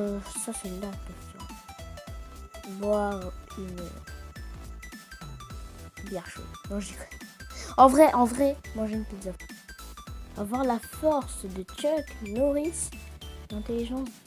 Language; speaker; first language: French; native; French